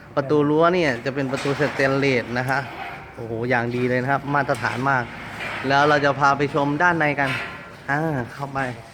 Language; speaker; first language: Thai; native; Thai